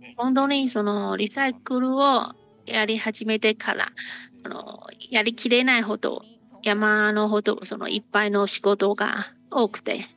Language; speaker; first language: Japanese; non-native, learner; Chinese